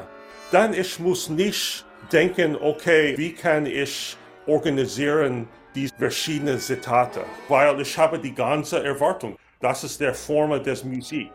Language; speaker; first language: German; non-native, learner; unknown